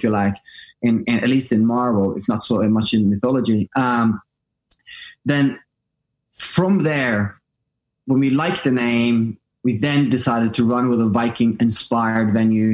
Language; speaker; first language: English; non-native, fluent; Norwegian